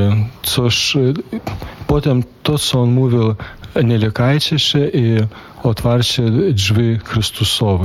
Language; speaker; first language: Polish; non-native, fluent; Lithuanian